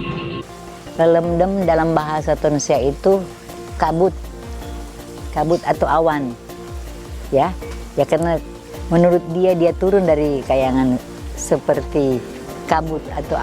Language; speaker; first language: Indonesian; native; Indonesian